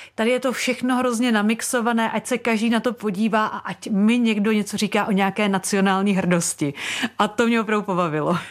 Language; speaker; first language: Czech; native; Czech